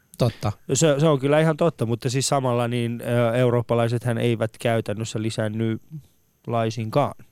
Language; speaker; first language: Finnish; early bilingual, other home language; Persian